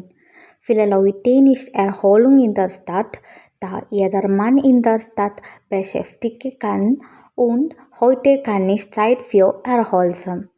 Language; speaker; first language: German; non-native, learner; Malayalam